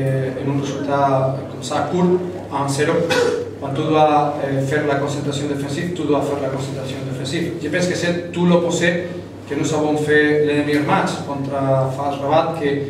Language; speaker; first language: French; non-native, fluent; Spanish